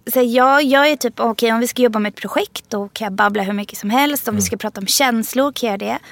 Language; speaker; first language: Swedish; early bilingual, other home language; Persian